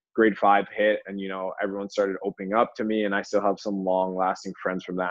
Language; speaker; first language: English; native; English